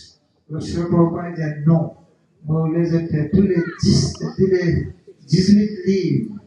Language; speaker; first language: French; non-native, local second language; Morisyen